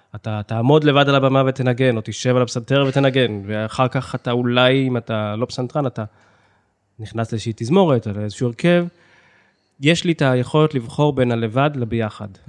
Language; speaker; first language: Hebrew; native; Hebrew